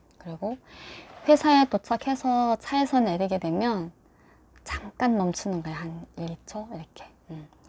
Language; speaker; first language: Korean; native; Korean